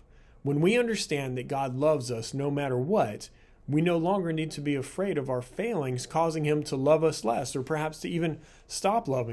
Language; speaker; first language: English; native; English